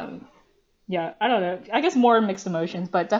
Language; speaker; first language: English; early bilingual, other home language; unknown